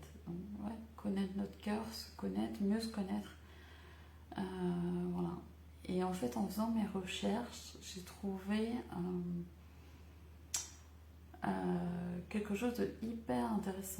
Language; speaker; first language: French; native; French